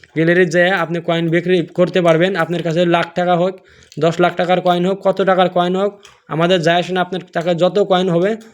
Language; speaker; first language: Bangla; non-native, local second language; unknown